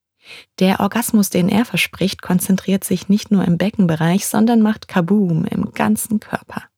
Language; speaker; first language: German; native; German